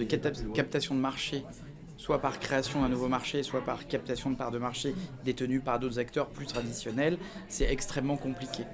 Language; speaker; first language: French; native; French